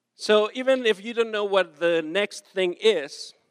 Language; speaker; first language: English; non-native, fluent; Spanish